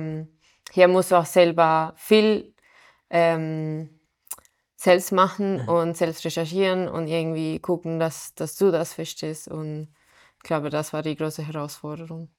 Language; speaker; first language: German; non-native, fluent; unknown